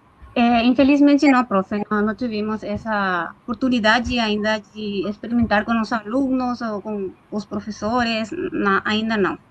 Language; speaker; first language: Portuguese; non-native, fluent; Spanish